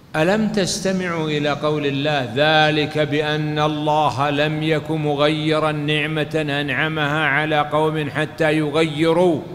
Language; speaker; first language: Arabic; native; Arabic